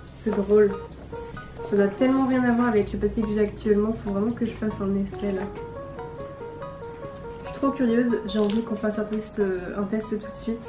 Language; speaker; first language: French; native; French